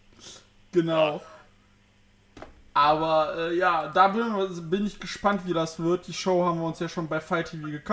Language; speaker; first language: German; native; German